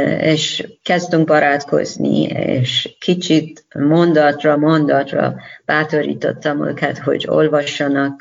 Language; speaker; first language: Hungarian; non-native, learner; Persian